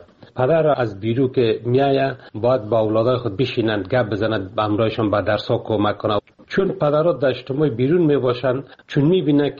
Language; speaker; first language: Persian; native; Persian